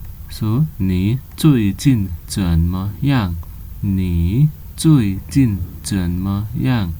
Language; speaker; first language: Chinese; non-native, fluent; Nepali